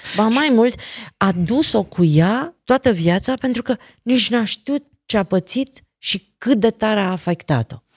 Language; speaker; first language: Romanian; native; Romanian